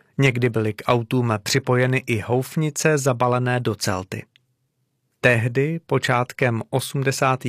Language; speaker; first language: Czech; native; Czech